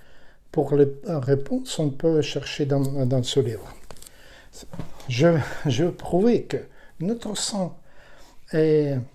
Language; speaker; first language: French; non-native, learner; Ukrainian